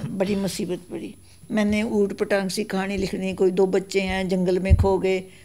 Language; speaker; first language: Hindi; non-native, local second language; Punjabi